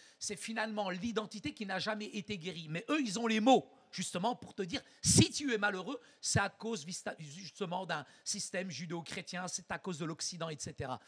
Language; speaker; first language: French; early bilingual, other home language; Arabic